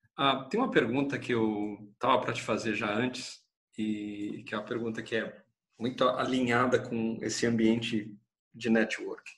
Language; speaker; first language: Portuguese; native; Portuguese